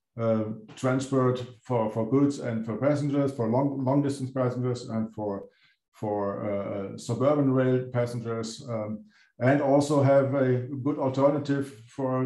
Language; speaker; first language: English; non-native, fluent; German